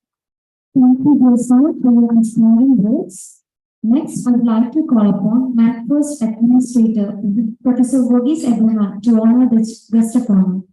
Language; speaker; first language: English; non-native, local second language; Malayalam